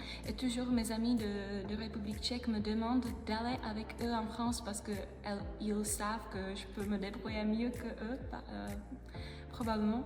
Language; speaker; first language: French; non-native, fluent; Czech